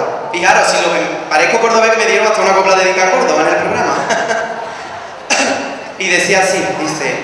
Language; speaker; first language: Spanish; native; Spanish